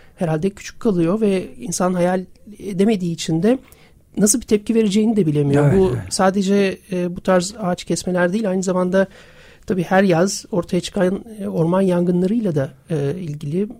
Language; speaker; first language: Turkish; native; Turkish